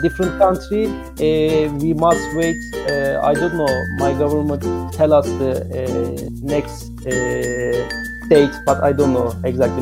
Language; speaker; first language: English; non-native, learner; Turkish